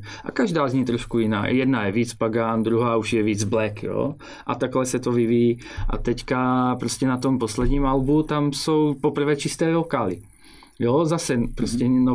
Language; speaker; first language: Czech; native; Czech